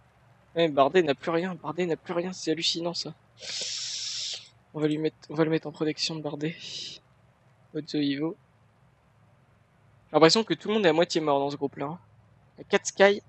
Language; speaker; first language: French; native; French